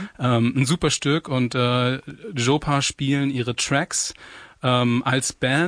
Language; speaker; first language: German; native; German